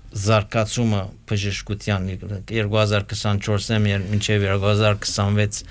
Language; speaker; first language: Armenian; early bilingual, heritage; Armenian